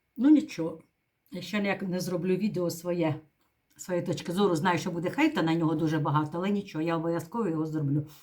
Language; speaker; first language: Ukrainian; native; Ukrainian